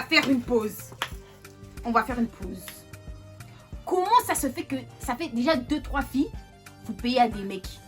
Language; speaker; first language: French; native; French